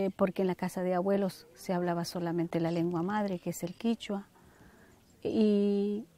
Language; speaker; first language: Spanish; native; Spanish